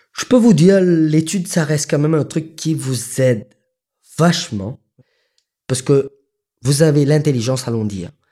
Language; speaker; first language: French; non-native, local second language; Morisyen